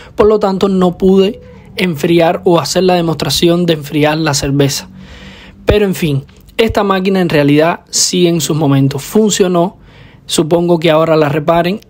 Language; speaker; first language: Spanish; native; Spanish